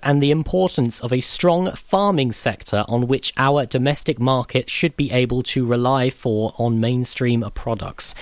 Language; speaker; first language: English; native; English